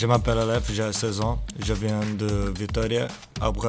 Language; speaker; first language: French; non-native, learner; Portuguese